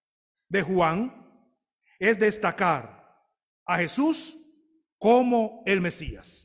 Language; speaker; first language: Spanish; native; Spanish